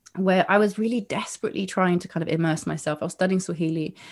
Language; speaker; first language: English; native; English